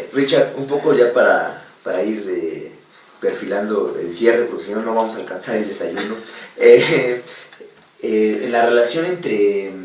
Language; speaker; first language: Spanish; native; Spanish